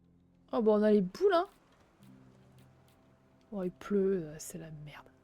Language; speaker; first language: French; native; French